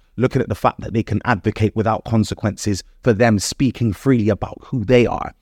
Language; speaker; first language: English; native; English